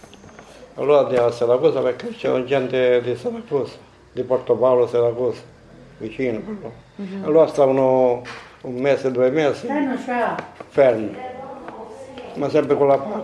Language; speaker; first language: Italian; non-native, learner; Maltese